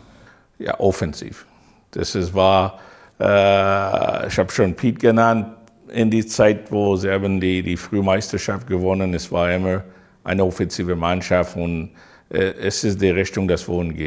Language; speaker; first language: German; non-native, fluent; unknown